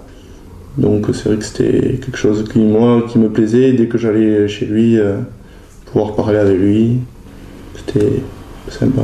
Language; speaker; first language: French; native; French